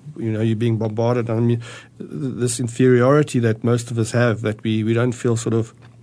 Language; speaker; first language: English; early bilingual, other home language; German